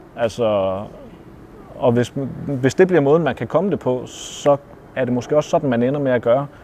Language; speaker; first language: Danish; native; Danish